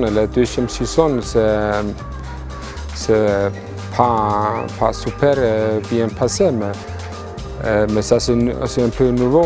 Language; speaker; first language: French; non-native, learner; Icelandic